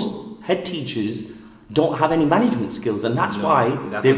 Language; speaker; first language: English; native; English